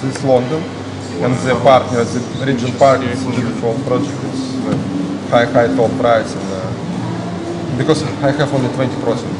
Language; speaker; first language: English; non-native, learner; Russian